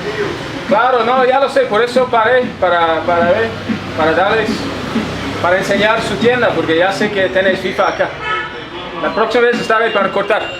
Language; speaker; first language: Spanish; non-native, learner; English